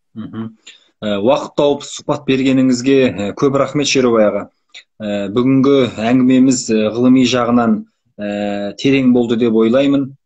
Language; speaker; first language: Kazakh; native; Kazakh